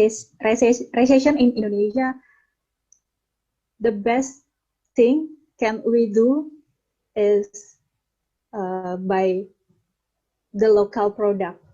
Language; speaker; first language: English; non-native, learner; Indonesian